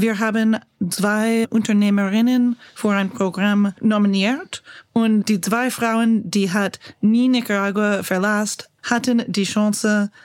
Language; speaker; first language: German; non-native, learner; English